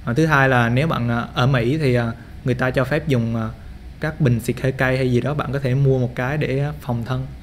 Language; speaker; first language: Vietnamese; native; Vietnamese